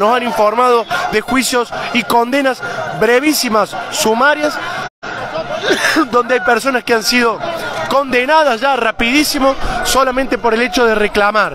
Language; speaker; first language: Spanish; native; Spanish